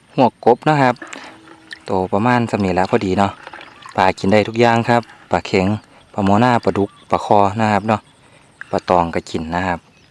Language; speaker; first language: Thai; native; Thai